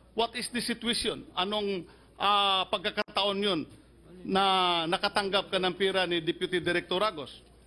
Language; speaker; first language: Filipino; non-native, local second language; Cebuano